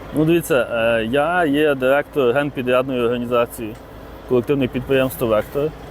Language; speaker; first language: Ukrainian; native; Ukrainian